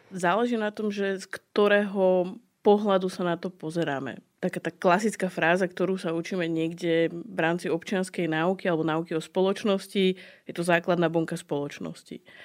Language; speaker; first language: Slovak; native; Slovak